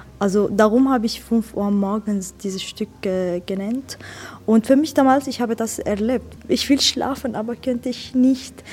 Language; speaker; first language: German; non-native, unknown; Arabic